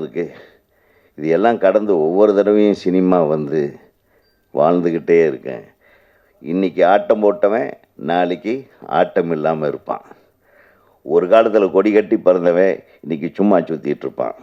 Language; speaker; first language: Tamil; native; Tamil